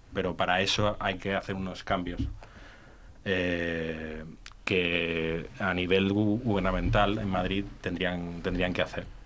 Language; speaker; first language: Spanish; native; Spanish